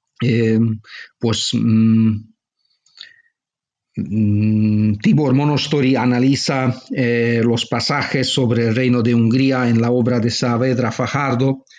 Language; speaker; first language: Spanish; non-native, fluent; Hungarian